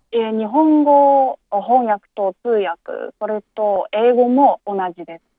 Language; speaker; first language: Japanese; non-native, fluent; Chinese